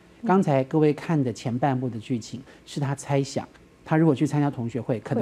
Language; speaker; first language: Chinese; native; Chinese